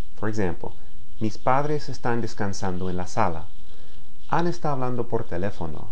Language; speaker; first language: Spanish; non-native, fluent; English